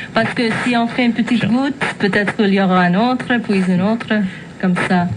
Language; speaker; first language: French; non-native, fluent; English